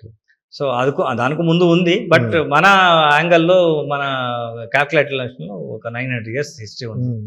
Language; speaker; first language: Telugu; non-native, learner; Kannada